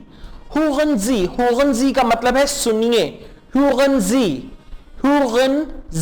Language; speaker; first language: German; non-native, fluent; Urdu